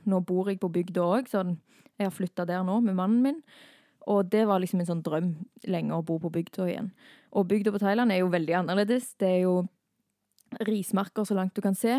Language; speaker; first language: Norwegian; early bilingual, heritage; Norwegian